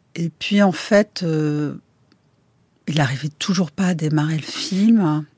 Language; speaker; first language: French; native; French